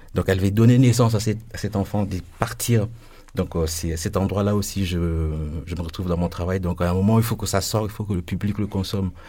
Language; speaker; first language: French; non-native, local second language; Lingala